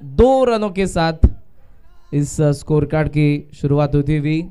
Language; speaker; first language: Hindi; non-native, local second language; Marathi